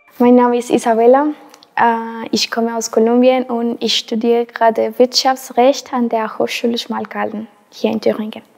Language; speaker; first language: German; non-native, fluent; Spanish